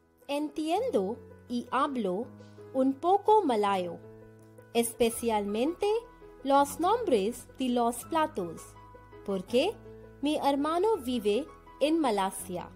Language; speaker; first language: Spanish; non-native, learner; Hindi